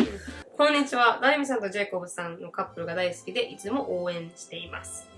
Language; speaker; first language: Japanese; native; Japanese